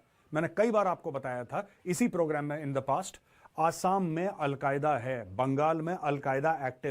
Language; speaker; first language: Hindi; native; Hindi